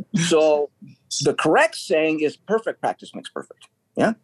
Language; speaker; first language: English; native; English